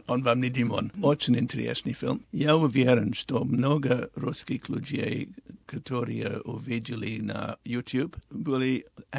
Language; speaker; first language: Russian; non-native, learner; English